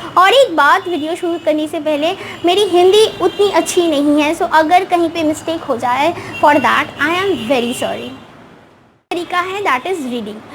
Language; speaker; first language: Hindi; non-native, local second language; Bangla